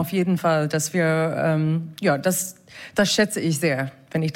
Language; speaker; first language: German; non-native, fluent; English